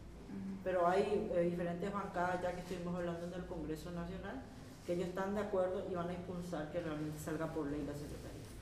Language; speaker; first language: Spanish; native; Spanish